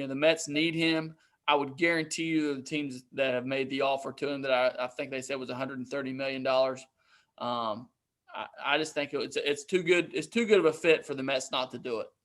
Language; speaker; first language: English; native; English